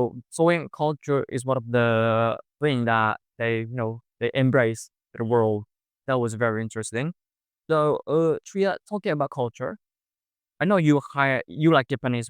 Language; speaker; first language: English; non-native, fluent; Indonesian